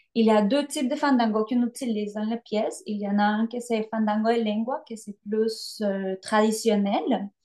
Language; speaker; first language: French; non-native, fluent; Spanish